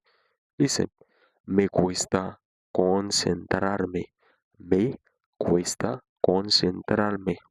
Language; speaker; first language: Spanish; non-native, fluent; Haitian Creole